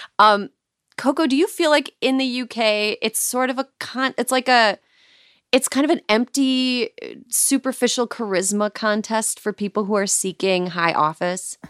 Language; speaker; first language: English; native; English